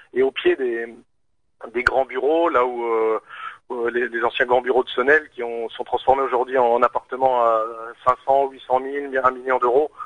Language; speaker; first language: French; native; French